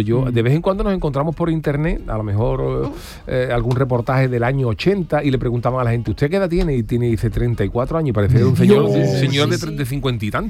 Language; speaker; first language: Spanish; native; Spanish